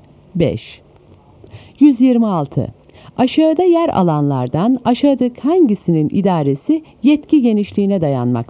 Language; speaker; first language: Turkish; native; Turkish